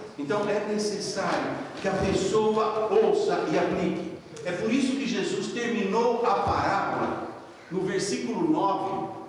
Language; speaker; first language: Portuguese; native; Portuguese